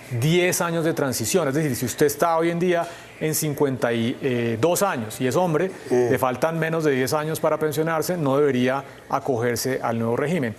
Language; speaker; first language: Spanish; native; Spanish